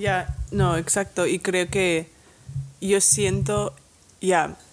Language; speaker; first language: Spanish; non-native, fluent; English